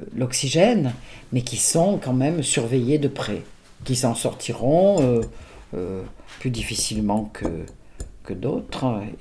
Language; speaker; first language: French; native; French